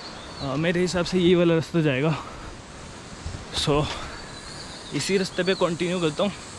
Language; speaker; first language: Hindi; native; Hindi